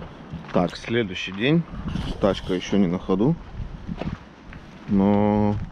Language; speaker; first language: Russian; native; Russian